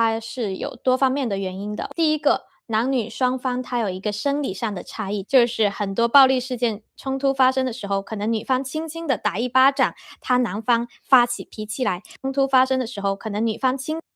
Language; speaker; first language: Chinese; native; Chinese